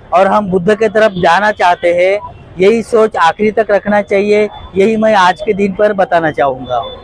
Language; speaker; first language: Hindi; non-native, local second language; Marathi